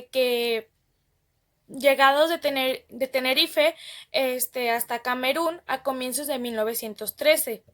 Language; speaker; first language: Spanish; native; Spanish